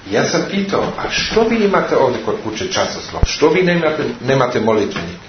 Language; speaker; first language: Serbian; early bilingual, heritage; Serbian